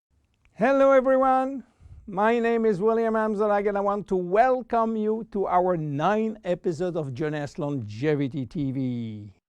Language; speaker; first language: English; non-native, fluent; French